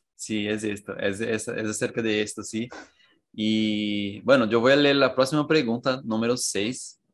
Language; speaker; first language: Spanish; non-native, fluent; Portuguese